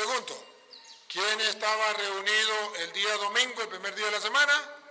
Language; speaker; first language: Spanish; native; Spanish